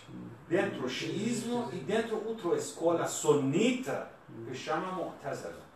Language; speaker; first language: Portuguese; non-native, learner; Persian